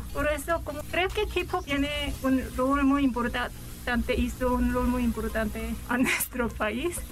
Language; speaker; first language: Spanish; non-native, learner; Korean